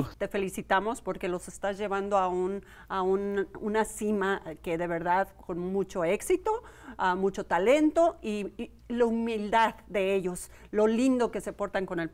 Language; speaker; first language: Spanish; native; Spanish